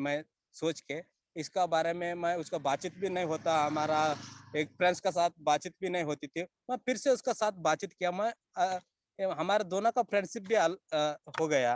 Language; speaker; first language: Hindi; non-native, local second language; Kannada